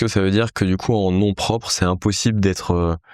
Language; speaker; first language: French; native; French